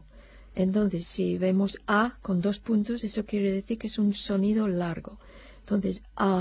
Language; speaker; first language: Spanish; non-native, fluent; English